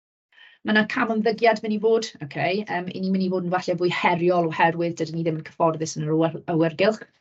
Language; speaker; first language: Welsh; native; Welsh